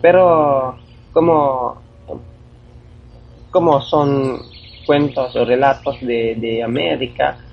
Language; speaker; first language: Spanish; non-native, fluent; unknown